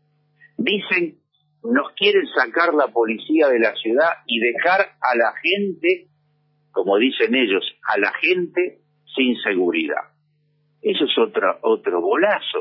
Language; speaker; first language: Spanish; native; Spanish